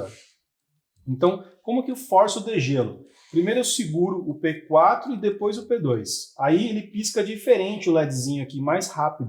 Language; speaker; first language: Portuguese; native; Portuguese